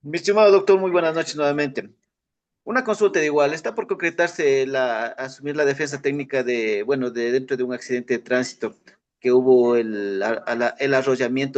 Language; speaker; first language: Spanish; native; Spanish